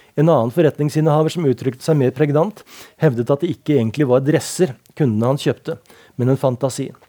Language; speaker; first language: Norwegian; native; Norwegian